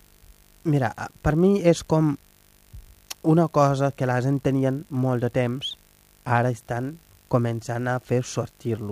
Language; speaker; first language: Catalan; non-native, fluent; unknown